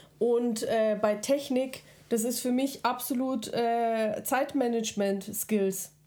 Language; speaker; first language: German; early bilingual, other home language; Russian